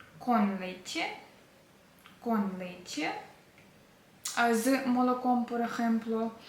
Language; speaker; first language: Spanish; non-native, fluent; Ukrainian